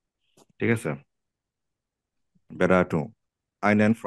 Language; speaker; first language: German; non-native, learner; Bangla